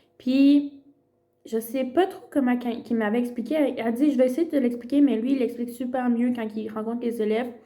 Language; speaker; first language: French; early bilingual, other home language; Spanish